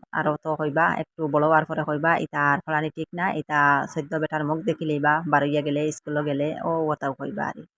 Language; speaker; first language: Bangla; native; Bangla